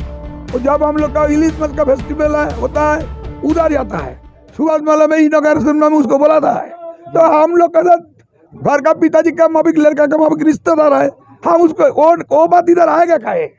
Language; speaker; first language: Hindi; non-native, local second language; Bangla